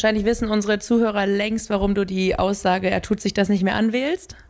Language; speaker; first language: German; native; German